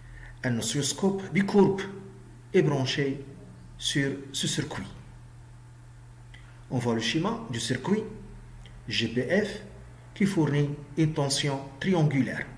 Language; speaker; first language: French; non-native, local second language; Arabic